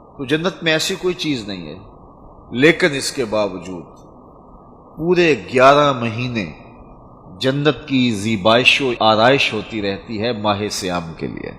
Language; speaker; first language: Urdu; non-native, local second language; Punjabi